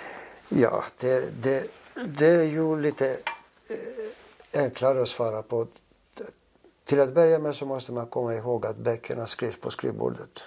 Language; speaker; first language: Swedish; non-native, fluent; Greek